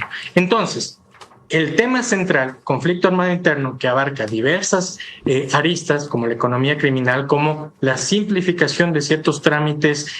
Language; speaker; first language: Spanish; native; Spanish